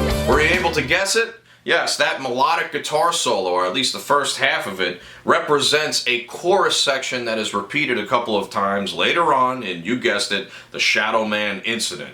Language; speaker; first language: English; native; English